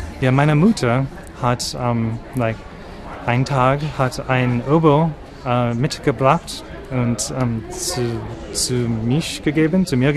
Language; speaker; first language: German; non-native, learner; English